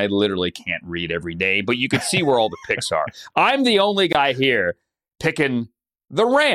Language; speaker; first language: English; native; English